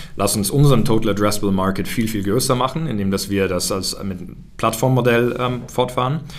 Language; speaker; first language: German; early bilingual, heritage; German